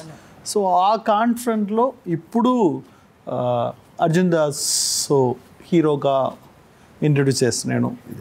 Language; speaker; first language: Telugu; non-native, learner; Tamil